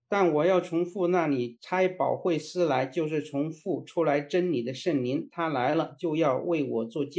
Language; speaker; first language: Chinese; native; Chinese